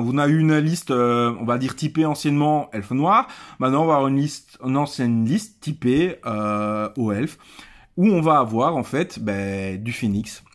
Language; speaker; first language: French; native; French